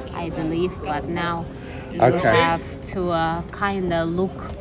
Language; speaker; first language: English; non-native, fluent; Russian